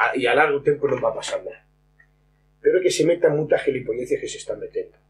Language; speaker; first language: Spanish; non-native, local second language; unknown